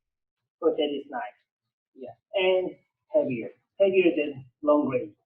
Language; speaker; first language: English; non-native, learner; Korean